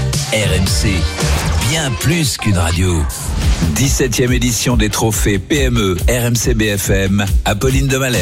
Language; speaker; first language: French; native; French